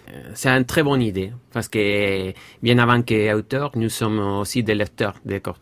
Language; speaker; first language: French; non-native, fluent; Spanish